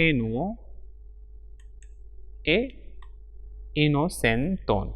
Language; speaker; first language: Spanish; non-native, fluent; Hindi